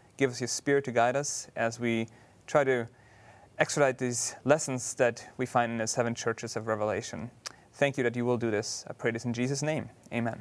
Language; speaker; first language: English; non-native, fluent; German